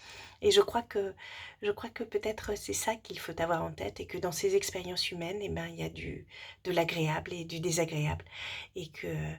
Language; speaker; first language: French; native; French